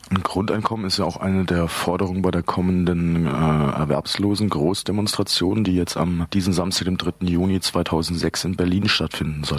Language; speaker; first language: German; native; German